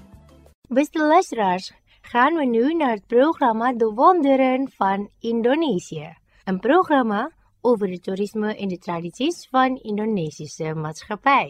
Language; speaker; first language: Dutch; non-native, fluent; Indonesian